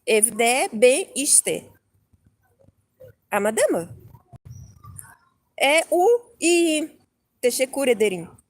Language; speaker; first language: Turkish; non-native, learner; Portuguese